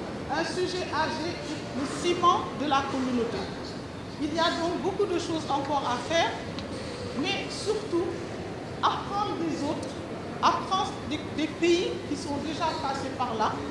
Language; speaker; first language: French; non-native, local second language; Wolof